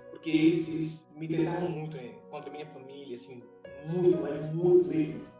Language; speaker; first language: Portuguese; non-native, fluent; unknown